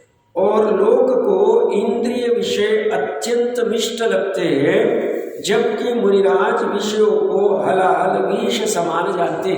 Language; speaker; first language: Hindi; native; Hindi